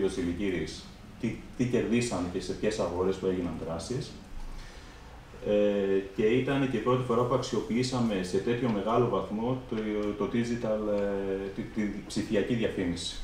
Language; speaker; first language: Greek; native; Greek